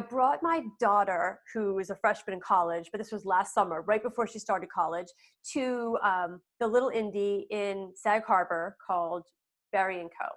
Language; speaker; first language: English; native; English